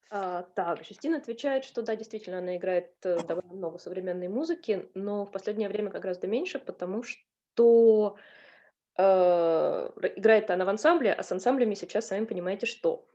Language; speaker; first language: Russian; native; Russian